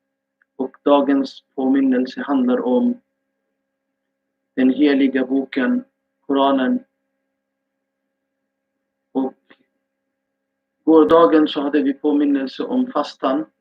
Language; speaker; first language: Swedish; non-native, fluent; Urdu